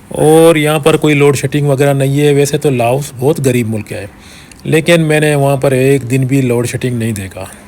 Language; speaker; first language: Urdu; non-native, local second language; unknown